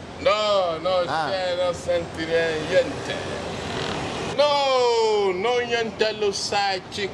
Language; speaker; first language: Italian; non-native, learner; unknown